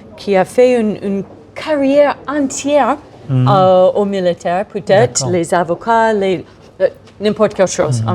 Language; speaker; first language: French; non-native, fluent; English